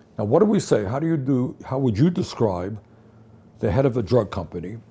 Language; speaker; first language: English; native; English